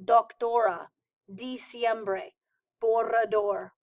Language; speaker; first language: Spanish; non-native, fluent; English